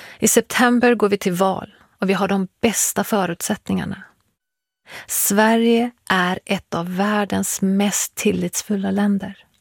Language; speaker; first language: Swedish; early bilingual, other home language; Persian